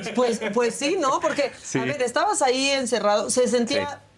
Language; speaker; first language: Spanish; native; Spanish